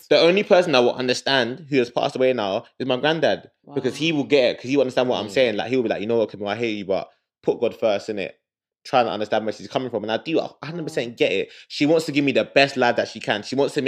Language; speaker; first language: English; native; English